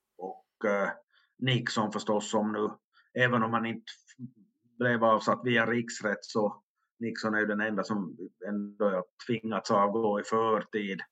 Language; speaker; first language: Swedish; native; Swedish